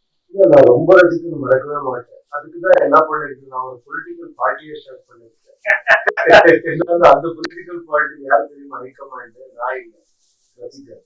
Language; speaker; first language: Tamil; non-native, learner; Kannada